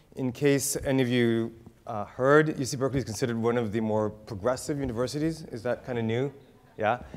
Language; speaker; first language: English; native; English